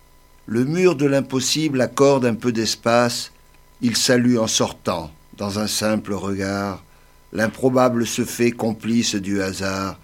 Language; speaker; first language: French; native; French